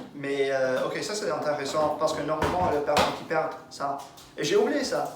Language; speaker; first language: French; non-native, fluent; English